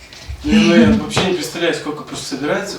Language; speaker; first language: Russian; native; Russian